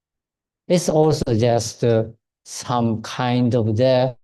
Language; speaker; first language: English; non-native, fluent; Japanese